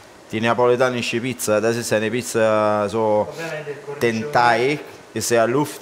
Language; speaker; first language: German; non-native, learner; Italian